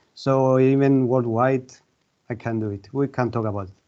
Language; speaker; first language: English; non-native, fluent; Greek